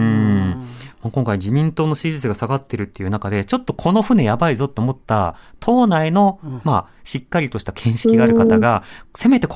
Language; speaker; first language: Japanese; native; Japanese